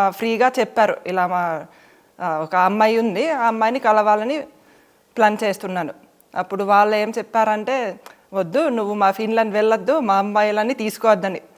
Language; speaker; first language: Telugu; non-native, fluent; Finnish